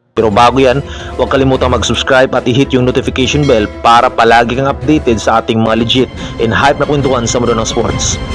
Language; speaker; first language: Filipino; non-native, local second language; Cebuano